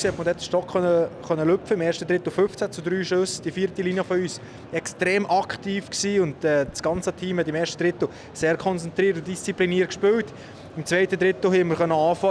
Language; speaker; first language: German; native; German